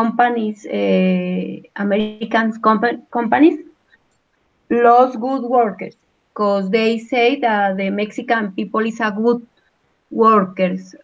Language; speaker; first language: English; non-native, learner; Spanish